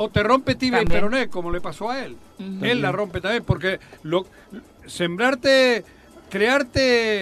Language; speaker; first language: Spanish; native; Spanish